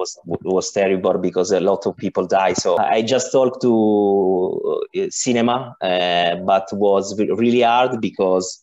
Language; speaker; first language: English; non-native, learner; Italian